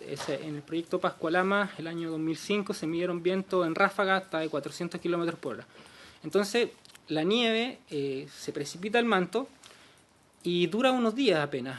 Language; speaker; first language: Spanish; native; Spanish